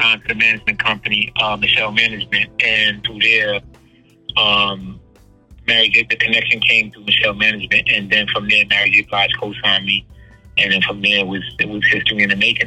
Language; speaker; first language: English; native; English